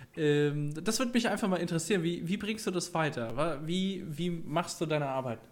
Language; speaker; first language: German; native; German